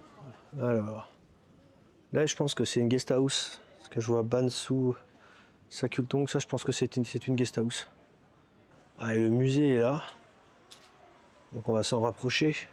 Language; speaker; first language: French; native; French